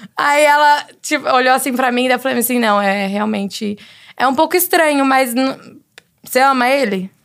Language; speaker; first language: Portuguese; native; Portuguese